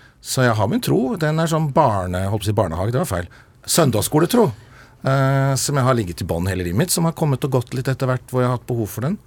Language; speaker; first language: Norwegian; native; Norwegian